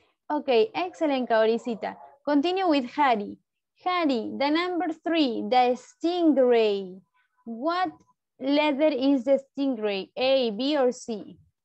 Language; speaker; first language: English; non-native, fluent; Spanish